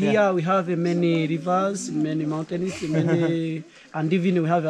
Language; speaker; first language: English; non-native, local second language; Kinyarwanda